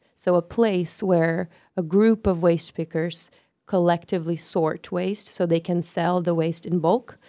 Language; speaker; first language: English; non-native, fluent; Portuguese